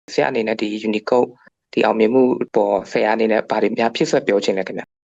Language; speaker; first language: Burmese; non-native, local second language; Karen languages